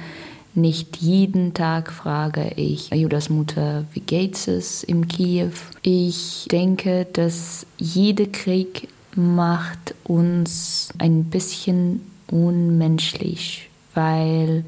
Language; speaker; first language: German; non-native, learner; Russian